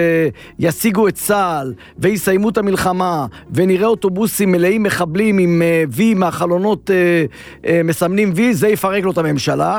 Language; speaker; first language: Hebrew; native; Hebrew